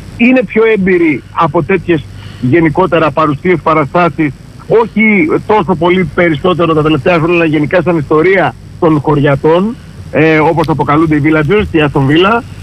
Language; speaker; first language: Greek; native; Greek